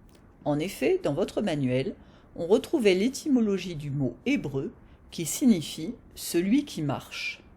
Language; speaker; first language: French; native; French